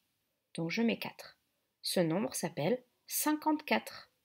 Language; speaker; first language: French; native; French